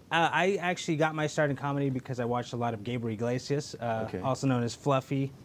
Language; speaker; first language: English; native; English